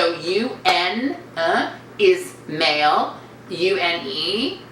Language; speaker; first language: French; non-native, learner; English